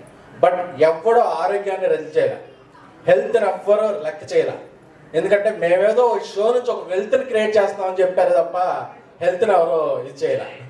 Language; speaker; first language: Telugu; native; Telugu